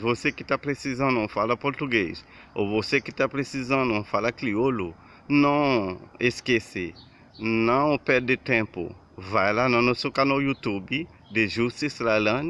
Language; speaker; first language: Portuguese; non-native, learner; Haitian Creole